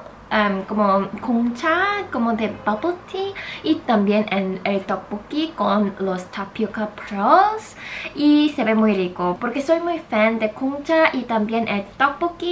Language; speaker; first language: Spanish; non-native, learner; Korean